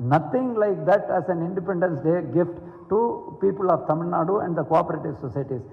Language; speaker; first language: English; non-native, local second language; Tamil